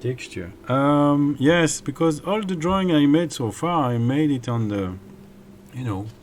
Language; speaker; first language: English; non-native, fluent; French